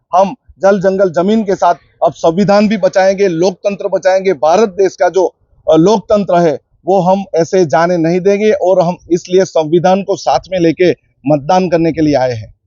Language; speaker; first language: Hindi; native; Hindi